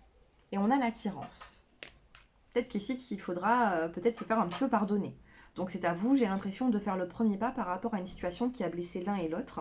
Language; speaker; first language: French; native; French